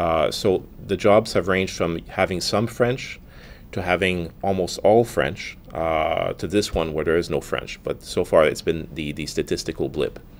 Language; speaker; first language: English; non-native, fluent; French